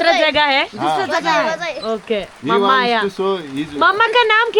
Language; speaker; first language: Hindi; non-native, learner; Malayalam